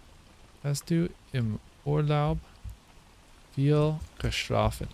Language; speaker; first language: German; non-native, learner; English